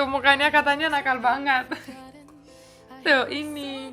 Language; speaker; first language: Indonesian; non-native, fluent; Romanian